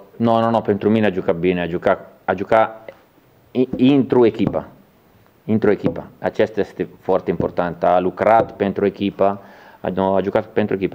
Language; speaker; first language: Romanian; non-native, learner; Italian